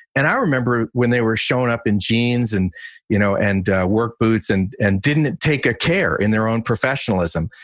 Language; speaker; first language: English; native; English